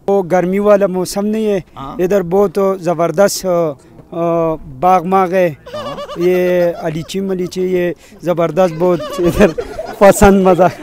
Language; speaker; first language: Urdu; non-native, local second language; Pashto